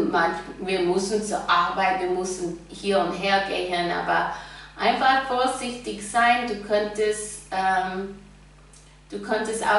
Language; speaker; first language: German; non-native, fluent; English